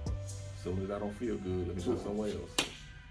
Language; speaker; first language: English; native; English